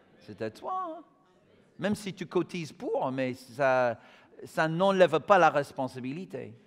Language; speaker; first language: French; non-native, fluent; English